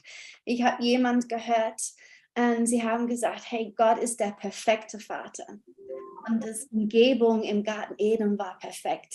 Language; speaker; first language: German; non-native, fluent; English